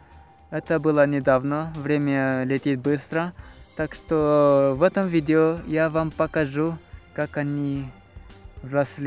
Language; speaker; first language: Russian; non-native, fluent; Romanian